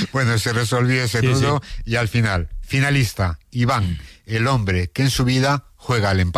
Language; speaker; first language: Spanish; native; Spanish